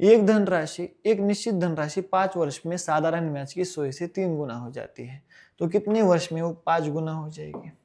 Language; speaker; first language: Hindi; non-native, local second language; Marathi